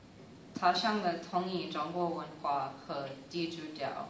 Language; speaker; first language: Chinese; non-native, learner; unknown